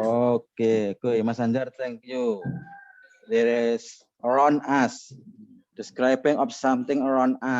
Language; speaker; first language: English; non-native, learner; Indonesian